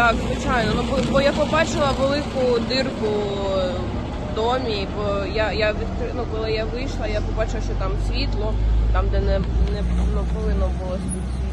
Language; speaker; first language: Ukrainian; non-native, local second language; Russian